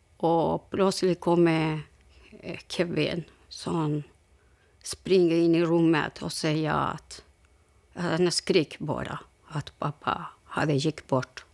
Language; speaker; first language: Swedish; non-native, learner; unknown